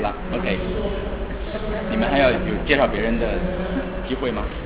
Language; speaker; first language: Chinese; native; Chinese